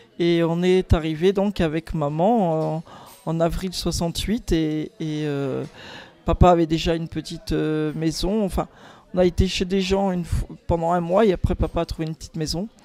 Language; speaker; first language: French; early bilingual, other home language; Portuguese